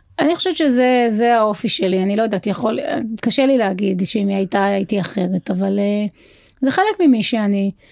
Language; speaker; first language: Hebrew; native; Hebrew